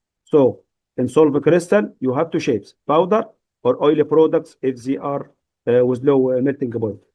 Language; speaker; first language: English; non-native, fluent; Arabic